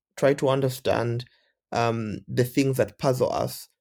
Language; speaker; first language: English; non-native, local second language; Bemba